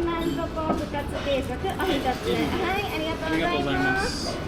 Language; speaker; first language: Japanese; native; Japanese